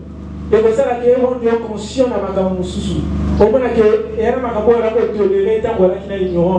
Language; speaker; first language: French; non-native, local second language; Lingala